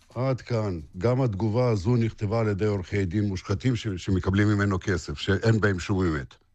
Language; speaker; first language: Hebrew; non-native, fluent; Russian